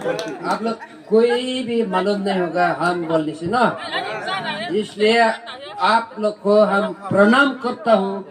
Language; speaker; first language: Hindi; non-native, local second language; Bodo